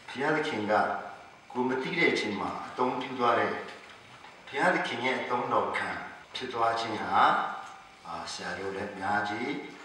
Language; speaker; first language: Burmese; non-native, local second language; Hakha Chin